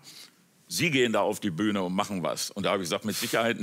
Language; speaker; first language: German; native; German